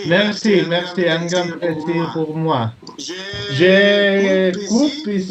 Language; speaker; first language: French; non-native, fluent; Spanish